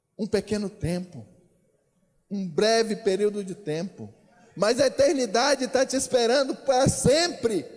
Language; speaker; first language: Portuguese; native; Portuguese